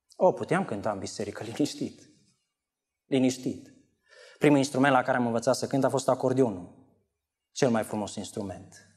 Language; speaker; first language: Romanian; native; Romanian